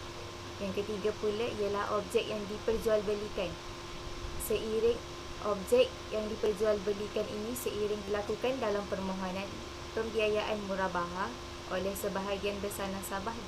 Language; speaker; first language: Malay; native; Malay